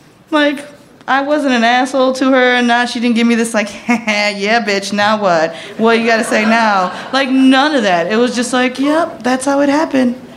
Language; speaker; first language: English; early bilingual, other home language; Spanish